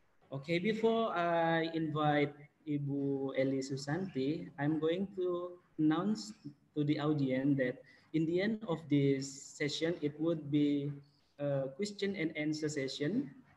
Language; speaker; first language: English; non-native, fluent; Indonesian